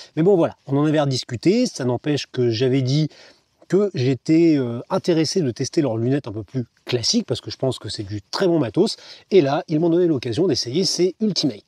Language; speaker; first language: French; native; French